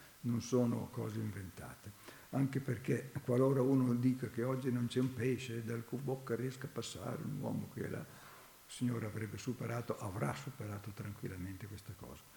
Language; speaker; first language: Italian; native; Italian